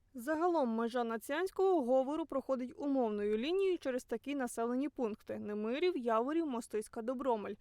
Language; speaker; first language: Ukrainian; native; Ukrainian